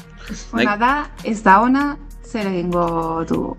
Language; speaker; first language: Basque; non-native, learner; Spanish